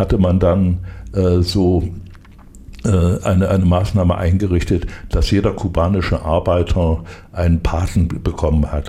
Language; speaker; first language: German; native; German